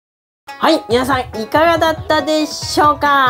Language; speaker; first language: Japanese; native; Japanese